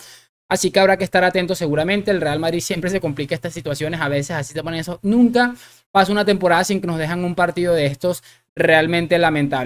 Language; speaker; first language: Spanish; native; Spanish